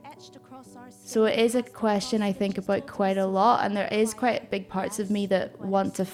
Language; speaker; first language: English; native; English